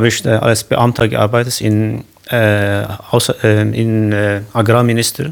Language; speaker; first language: German; non-native, learner; Kurdish